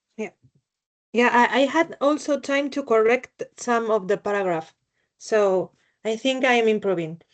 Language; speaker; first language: English; non-native, learner; Spanish